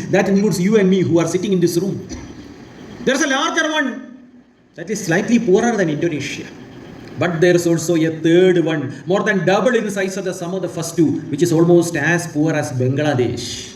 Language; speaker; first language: English; non-native, local second language; Malayalam